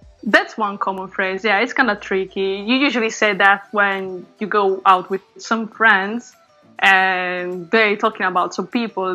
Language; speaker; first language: English; non-native, fluent; Italian